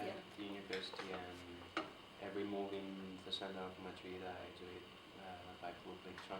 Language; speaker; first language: English; non-native, fluent; Spanish